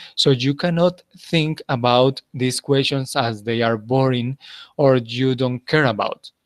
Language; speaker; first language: English; non-native, fluent; Spanish